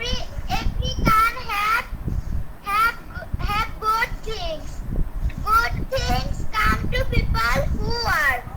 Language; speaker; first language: English; non-native, learner; Bangla